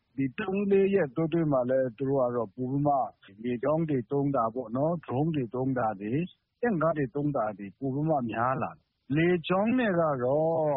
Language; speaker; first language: Burmese; non-native, local second language; Kachin